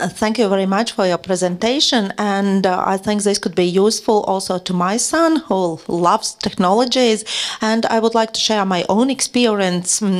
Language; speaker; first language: English; non-native, fluent; Latvian